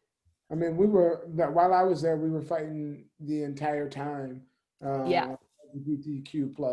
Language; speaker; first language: English; native; English